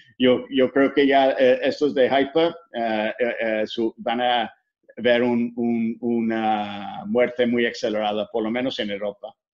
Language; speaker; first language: Spanish; non-native, fluent; English